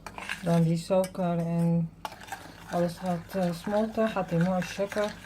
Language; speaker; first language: Dutch; non-native, learner; Arabic